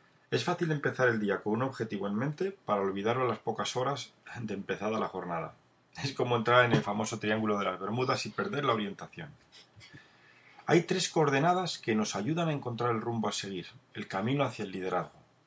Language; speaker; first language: Spanish; native; Spanish